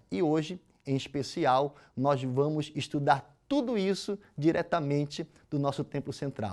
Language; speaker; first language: Portuguese; native; Portuguese